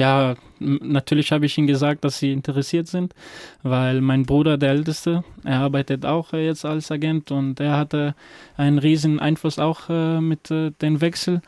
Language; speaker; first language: German; non-native, fluent; Croatian